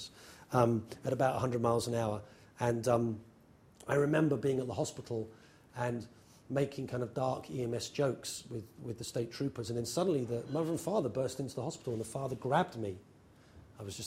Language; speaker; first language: English; native; English